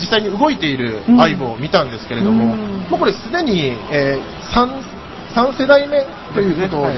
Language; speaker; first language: Japanese; native; Japanese